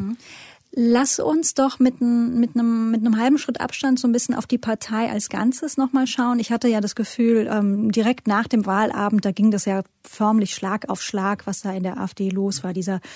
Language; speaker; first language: German; native; German